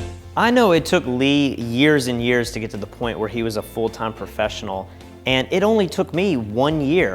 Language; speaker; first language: English; native; English